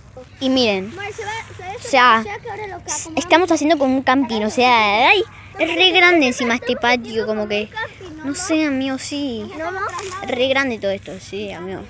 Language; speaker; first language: Spanish; native; Spanish